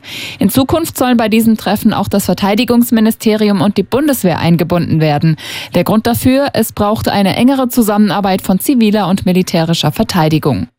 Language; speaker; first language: German; native; German